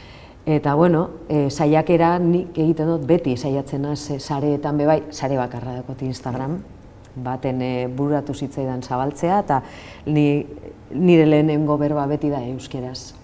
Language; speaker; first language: Basque; non-native, local second language; Spanish